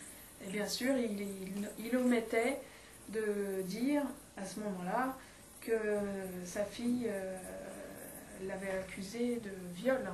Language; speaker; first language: French; native; French